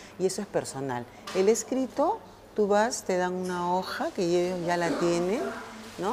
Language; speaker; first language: Spanish; native; Spanish